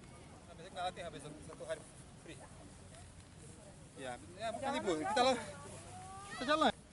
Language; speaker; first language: Indonesian; non-native, fluent; Portuguese